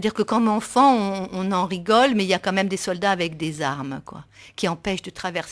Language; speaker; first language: French; native; French